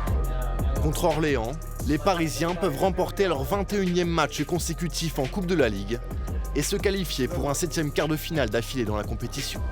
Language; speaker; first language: French; native; French